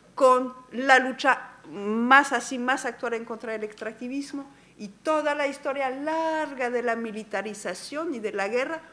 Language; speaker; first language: Spanish; non-native, fluent; French